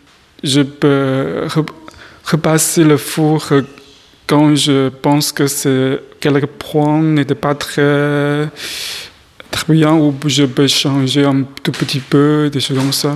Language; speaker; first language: French; non-native, fluent; Chinese